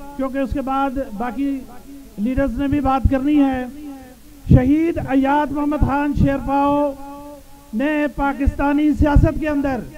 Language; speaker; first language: Urdu; non-native, local second language; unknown